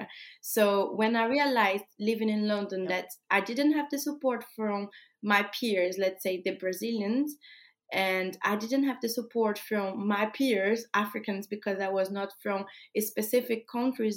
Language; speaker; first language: English; non-native, fluent; Portuguese